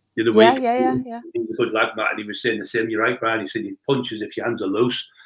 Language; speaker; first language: English; native; English